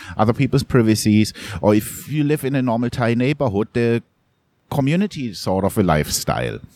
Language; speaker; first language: English; non-native, fluent; German